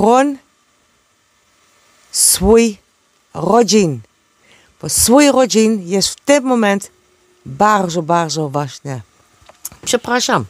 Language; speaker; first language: Polish; non-native, learner; Dutch